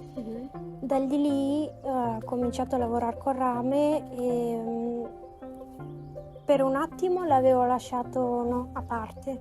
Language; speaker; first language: Italian; non-native, fluent; Macedonian